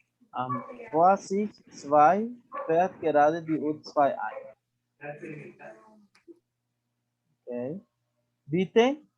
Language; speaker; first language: German; non-native, learner; Spanish